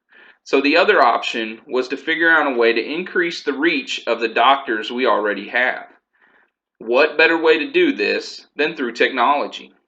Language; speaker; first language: English; native; English